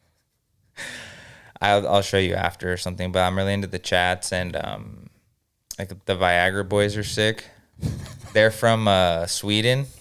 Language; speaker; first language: English; native; English